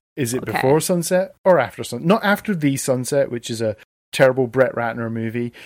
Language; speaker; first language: English; native; English